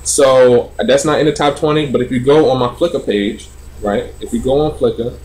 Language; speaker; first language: English; native; English